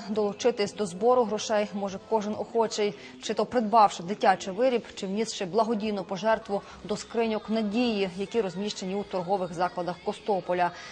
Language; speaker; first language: Ukrainian; native; Ukrainian